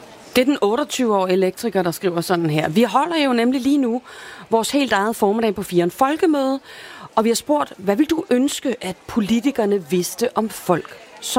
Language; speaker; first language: Danish; native; Danish